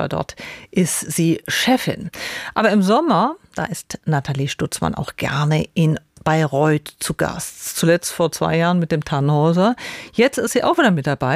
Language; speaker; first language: German; native; German